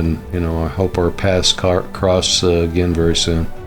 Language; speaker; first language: English; native; English